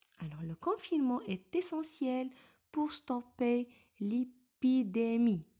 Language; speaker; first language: French; non-native, local second language; Arabic